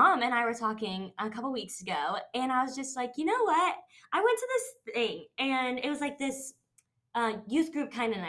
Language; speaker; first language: English; native; English